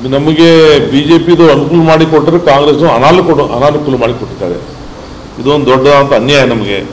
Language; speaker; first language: Kannada; non-native, local second language; Lambadi